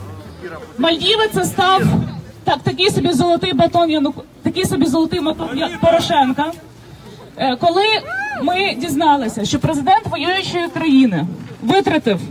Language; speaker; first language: Ukrainian; native; Ukrainian